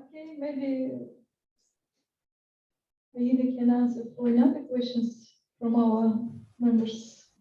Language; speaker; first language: English; non-native, fluent; Russian